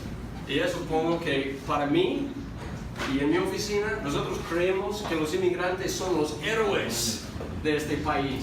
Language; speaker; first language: Spanish; non-native, fluent; English